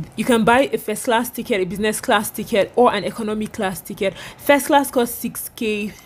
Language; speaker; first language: English; non-native, local second language; Igbo